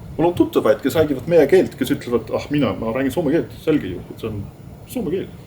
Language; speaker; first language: Estonian; non-native, fluent; Dutch